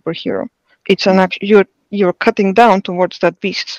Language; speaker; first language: English; non-native, fluent; Russian